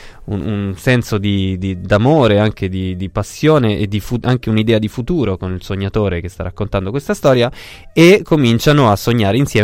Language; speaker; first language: Italian; native; Italian